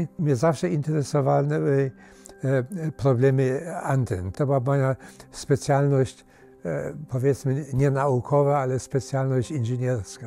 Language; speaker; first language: Polish; early bilingual, heritage; Polish